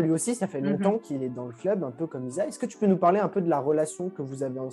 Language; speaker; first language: French; native; French